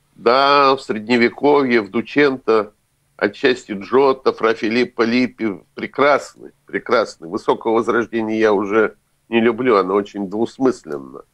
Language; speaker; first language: Russian; native; Russian